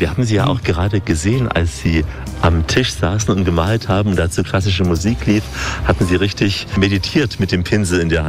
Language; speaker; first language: German; native; German